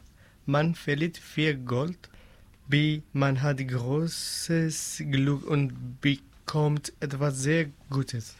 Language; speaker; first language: German; non-native, learner; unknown